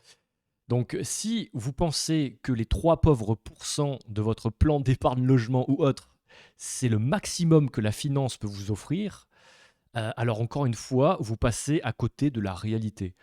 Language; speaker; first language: French; native; French